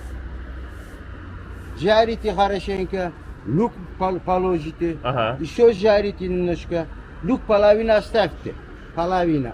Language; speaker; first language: Russian; non-native, learner; Uzbek